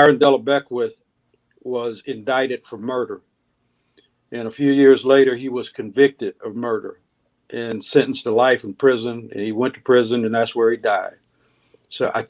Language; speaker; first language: English; native; English